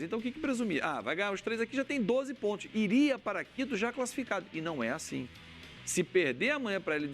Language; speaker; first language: Portuguese; native; Portuguese